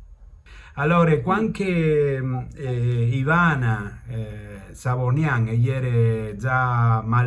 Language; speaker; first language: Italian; early bilingual, heritage; Spanish